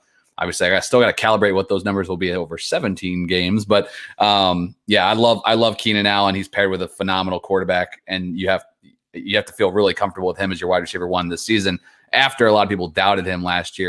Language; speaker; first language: English; native; English